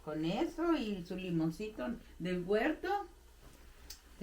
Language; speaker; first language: Spanish; native; Spanish